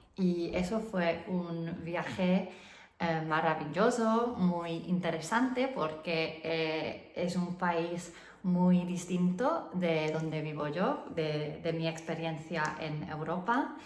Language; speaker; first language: Spanish; non-native, fluent; English